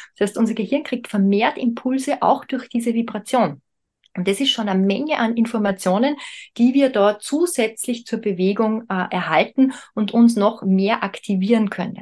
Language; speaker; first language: German; native; German